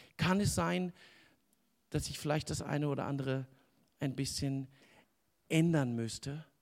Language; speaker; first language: German; native; German